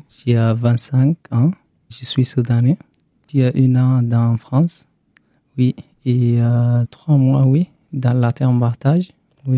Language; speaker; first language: French; non-native, learner; Arabic